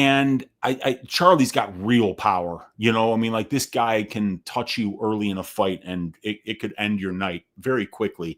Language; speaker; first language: English; native; English